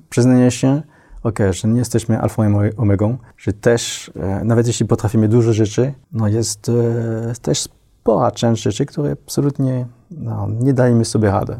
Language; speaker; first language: Polish; non-native, fluent; French